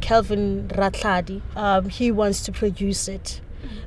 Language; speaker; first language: English; non-native, local second language; Xhosa